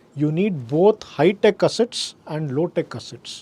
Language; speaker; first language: English; non-native, local second language; Kannada